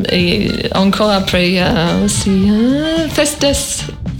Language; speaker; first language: French; non-native, learner; English